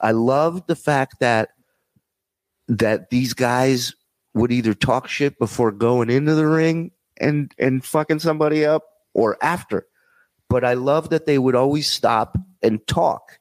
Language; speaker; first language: English; native; English